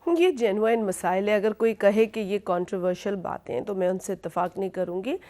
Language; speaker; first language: Urdu; non-native, local second language; Sindhi